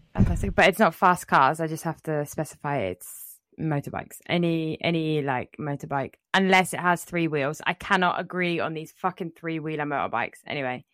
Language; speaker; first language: English; native; English